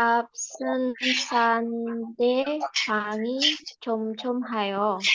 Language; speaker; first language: Korean; non-native, learner; Indonesian